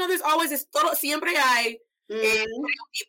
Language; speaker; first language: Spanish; non-native, fluent; English